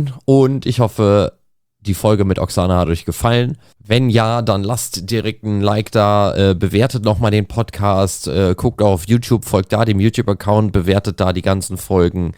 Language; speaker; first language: German; native; German